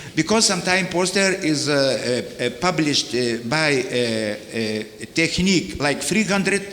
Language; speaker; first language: English; non-native, learner; Lithuanian